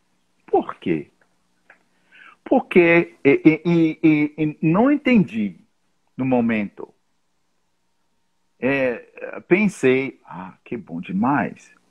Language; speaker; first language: Portuguese; non-native, fluent; English